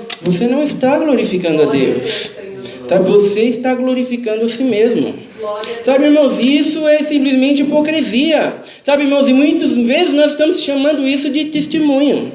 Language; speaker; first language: Portuguese; native; Portuguese